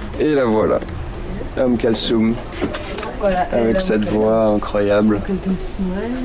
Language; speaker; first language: French; native; French